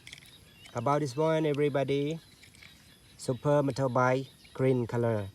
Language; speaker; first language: English; non-native, learner; Indonesian